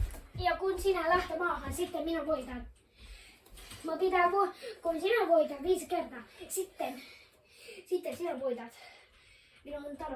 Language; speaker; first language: Finnish; non-native, learner; Estonian